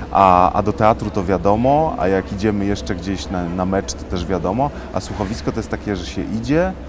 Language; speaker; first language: Polish; native; Polish